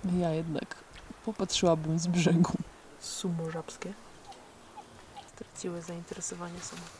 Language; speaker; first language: Polish; native; Polish